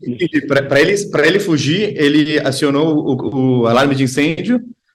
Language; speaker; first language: Portuguese; native; Portuguese